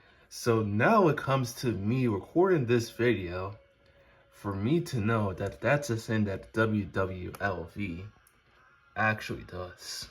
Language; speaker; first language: English; native; English